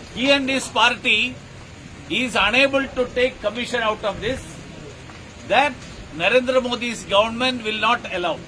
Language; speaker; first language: English; non-native, local second language; Malayalam